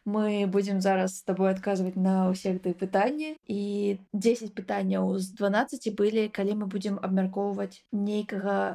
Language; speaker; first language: Belarusian; non-native, local second language; Russian